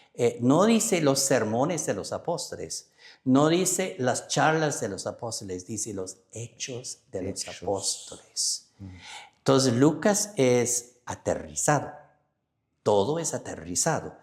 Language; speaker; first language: Spanish; non-native, fluent; English